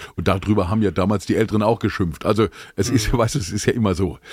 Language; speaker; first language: German; native; German